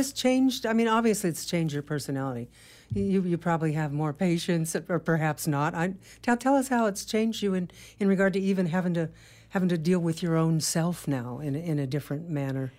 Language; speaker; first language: English; native; English